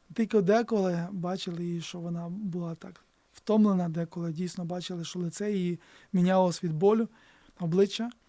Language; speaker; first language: Ukrainian; native; Ukrainian